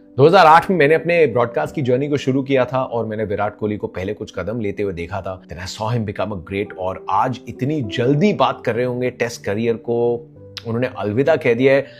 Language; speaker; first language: Hindi; native; Hindi